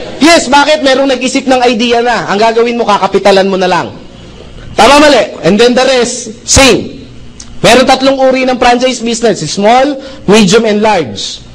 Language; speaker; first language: Filipino; non-native, local second language; Cebuano